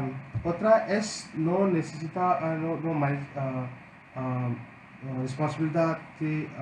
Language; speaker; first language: Spanish; non-native, learner; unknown